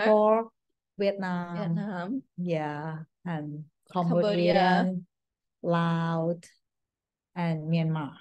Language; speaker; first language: English; non-native, learner; Thai